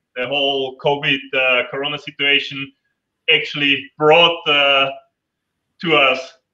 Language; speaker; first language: English; non-native, fluent; German